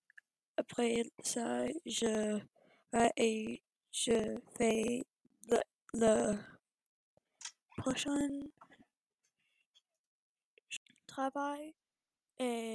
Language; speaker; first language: French; non-native, learner; English